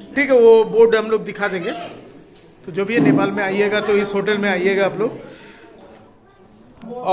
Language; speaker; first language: Hindi; non-native, local second language; Bangla